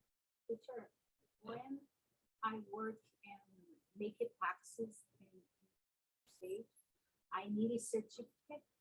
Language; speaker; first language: English; non-native, learner; Portuguese